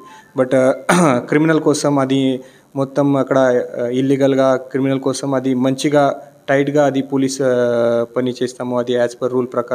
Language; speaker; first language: Telugu; non-native, learner; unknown